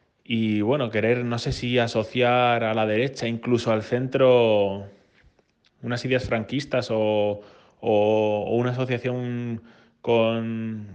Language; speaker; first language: Spanish; native; Spanish